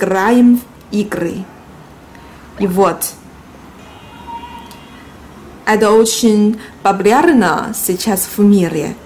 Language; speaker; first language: Russian; non-native, learner; Chinese